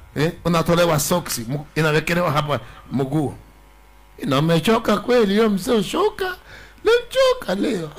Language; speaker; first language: Swahili; native; Swahili